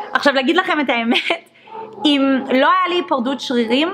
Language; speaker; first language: Hebrew; native; Hebrew